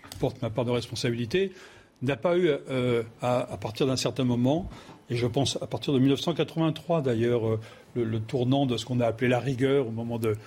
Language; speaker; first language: French; native; French